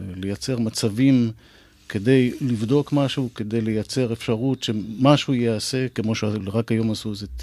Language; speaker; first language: Hebrew; native; Hebrew